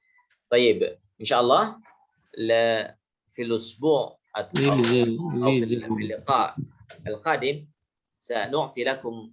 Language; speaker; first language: Arabic; non-native, fluent; Indonesian